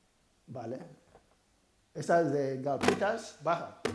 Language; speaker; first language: Spanish; non-native, fluent; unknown